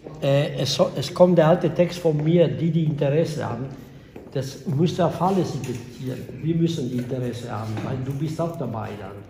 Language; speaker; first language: German; non-native, fluent; Italian